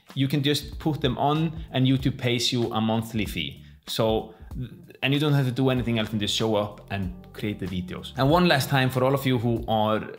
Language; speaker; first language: English; non-native, fluent; Icelandic